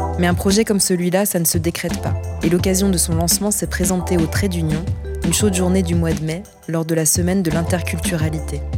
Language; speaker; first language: French; native; French